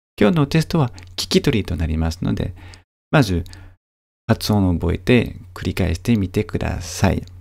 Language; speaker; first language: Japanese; non-native, fluent; French